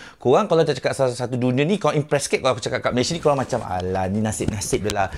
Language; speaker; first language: Malay; native; Malay